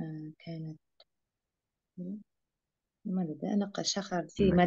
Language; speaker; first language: Arabic; non-native, learner; Uzbek